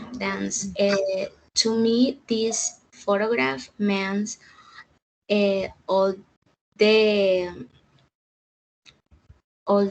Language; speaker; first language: English; non-native, learner; Spanish